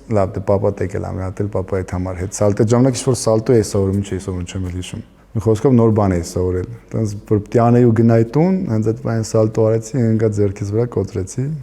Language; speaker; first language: Armenian; native; Armenian